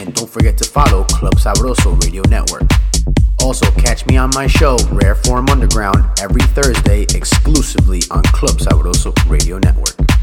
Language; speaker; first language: English; early bilingual, other home language; Spanish